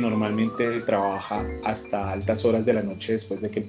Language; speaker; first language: Spanish; native; Spanish